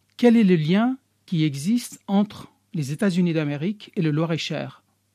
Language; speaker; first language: French; native; French